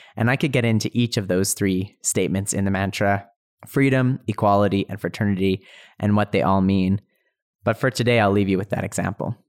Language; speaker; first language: English; native; English